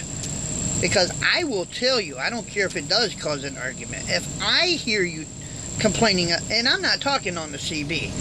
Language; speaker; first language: English; native; English